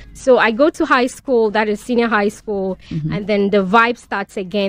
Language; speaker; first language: English; non-native, local second language; Akan